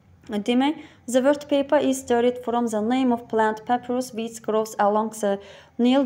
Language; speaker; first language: English; non-native, fluent; Azerbaijani